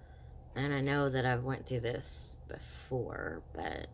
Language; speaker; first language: English; native; English